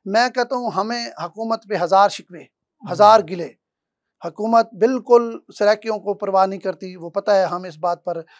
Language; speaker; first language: Urdu; non-native, local second language; Saraiki